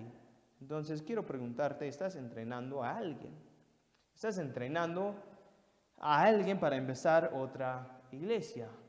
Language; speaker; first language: Spanish; non-native, fluent; English